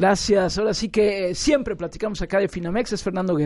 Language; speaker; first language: Spanish; native; Spanish